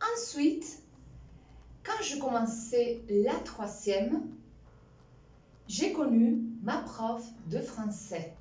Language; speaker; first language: French; non-native, fluent; Spanish